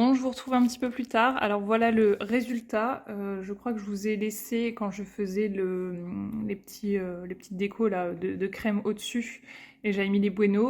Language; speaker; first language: French; native; French